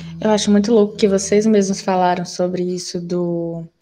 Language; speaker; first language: Portuguese; native; Portuguese